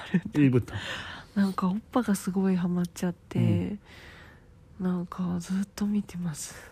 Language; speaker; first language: Japanese; native; Japanese